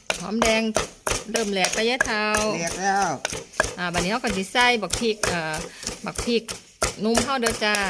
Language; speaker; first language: Thai; non-native, local second language; Northeastern Thai